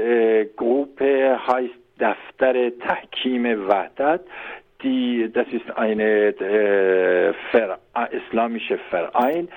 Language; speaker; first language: German; non-native, learner; Persian